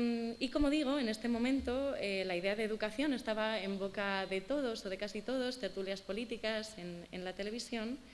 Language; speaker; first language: Spanish; native; Spanish